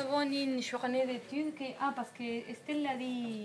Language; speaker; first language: French; non-native, fluent; Spanish